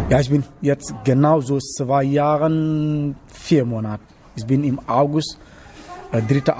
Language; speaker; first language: German; non-native, learner; Wolof